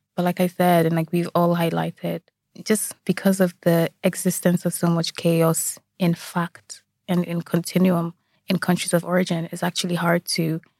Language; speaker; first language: English; non-native, local second language; Igbo